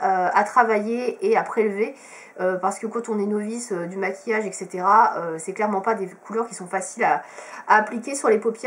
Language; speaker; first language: French; native; French